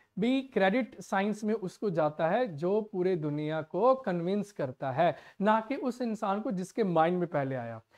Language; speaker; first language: Hindi; non-native, local second language; Punjabi